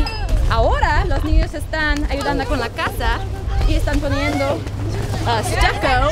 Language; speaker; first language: Spanish; non-native, learner; English